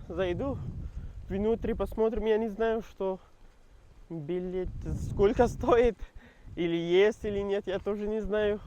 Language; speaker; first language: Russian; non-native, learner; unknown